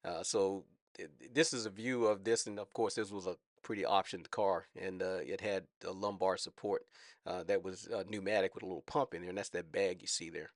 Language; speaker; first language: English; native; English